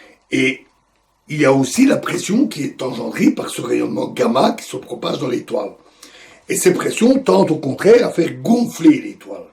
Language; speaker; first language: French; native; French